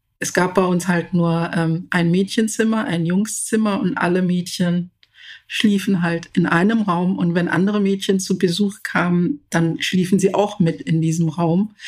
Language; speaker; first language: German; early bilingual, other home language; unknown